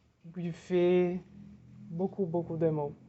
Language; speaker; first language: French; non-native, fluent; Portuguese